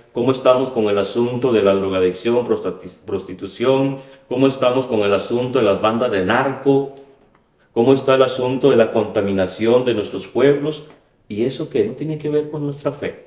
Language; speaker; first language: Spanish; native; Spanish